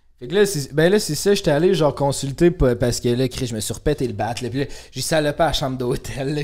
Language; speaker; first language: French; native; French